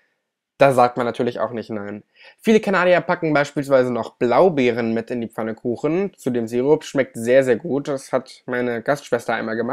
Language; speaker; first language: German; native; German